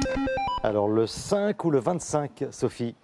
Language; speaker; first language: French; native; French